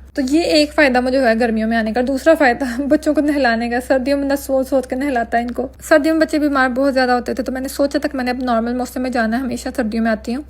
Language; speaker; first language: Urdu; non-native, local second language; Punjabi